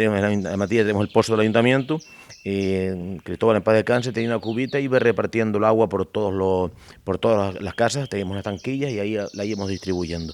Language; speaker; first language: Spanish; native; Spanish